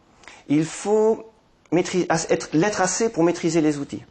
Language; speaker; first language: French; native; French